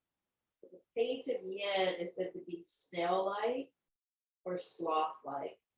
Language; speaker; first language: English; native; English